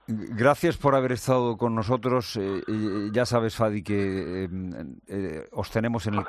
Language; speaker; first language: Spanish; native; Spanish